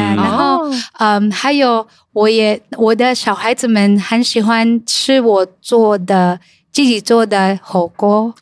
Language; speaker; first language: Chinese; non-native, fluent; Cebuano